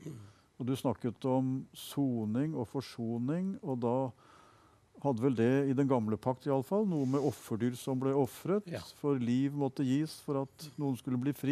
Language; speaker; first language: Norwegian; native; Norwegian